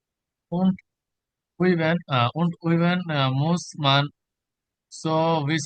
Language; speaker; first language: German; non-native, learner; Bangla